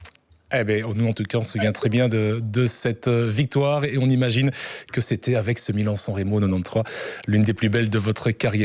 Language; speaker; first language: French; native; French